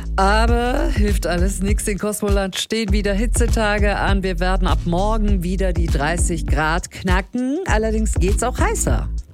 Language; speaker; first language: German; native; German